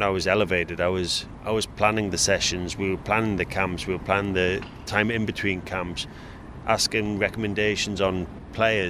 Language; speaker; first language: English; native; English